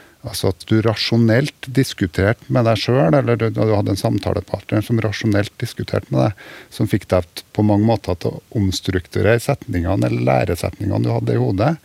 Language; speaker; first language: Norwegian; native; Norwegian